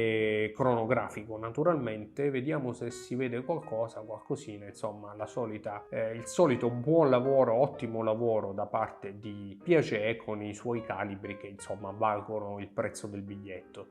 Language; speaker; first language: Italian; native; Italian